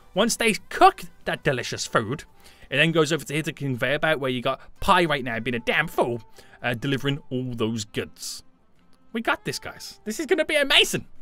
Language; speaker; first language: English; native; English